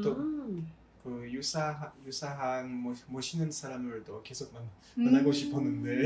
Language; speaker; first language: Korean; non-native, fluent; French